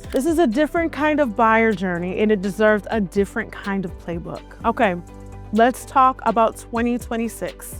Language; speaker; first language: English; native; English